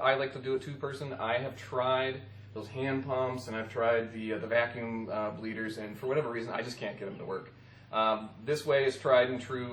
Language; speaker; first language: English; native; English